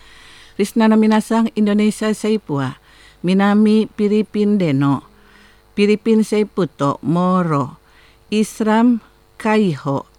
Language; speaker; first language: Japanese; non-native, fluent; Indonesian